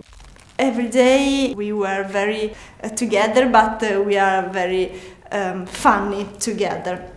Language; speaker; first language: English; non-native, learner; Italian